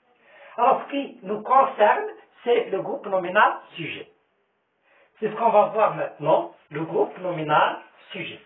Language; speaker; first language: French; non-native, local second language; Arabic